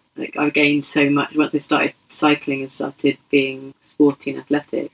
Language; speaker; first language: English; native; English